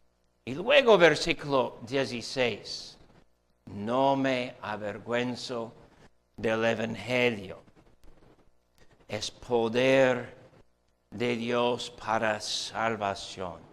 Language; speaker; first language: Spanish; non-native, fluent; English